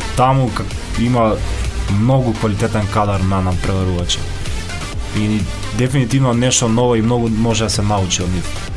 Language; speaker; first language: Macedonian; native; Macedonian